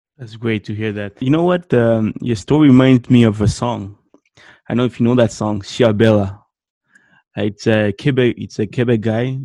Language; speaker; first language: English; non-native, fluent; French